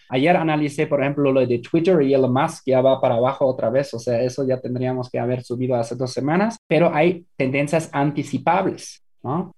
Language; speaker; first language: Spanish; non-native, fluent; German